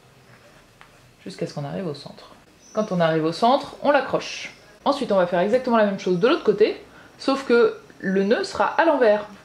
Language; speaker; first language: French; native; French